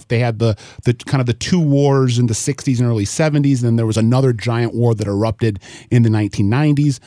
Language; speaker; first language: English; native; English